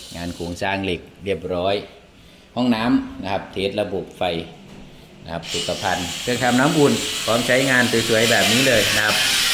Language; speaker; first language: Thai; native; Thai